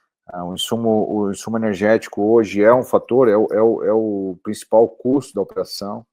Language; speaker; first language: Portuguese; native; Portuguese